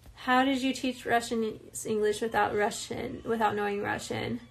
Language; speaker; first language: English; native; English